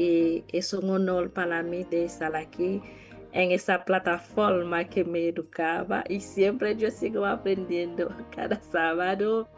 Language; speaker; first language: Spanish; non-native, learner; Haitian Creole